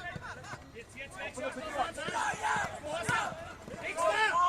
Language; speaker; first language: German; native; German